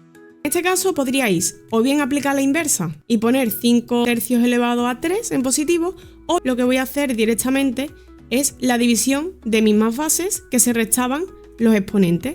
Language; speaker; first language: Spanish; native; Spanish